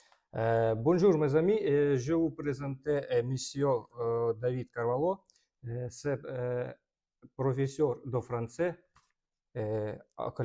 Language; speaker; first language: French; non-native, learner; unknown